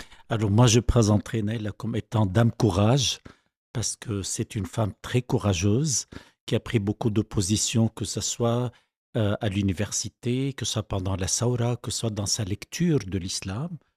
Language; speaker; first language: French; non-native, local second language; Arabic